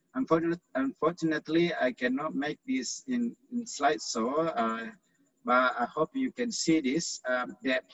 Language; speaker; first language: English; non-native, fluent; Indonesian